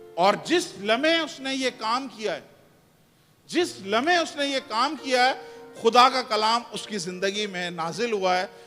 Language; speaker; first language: Urdu; non-native, local second language; Punjabi